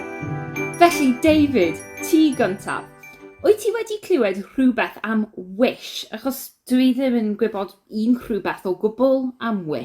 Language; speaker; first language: Welsh; non-native, learner; English